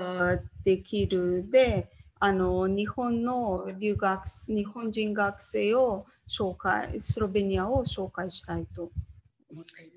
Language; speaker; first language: Japanese; non-native, learner; Slovenian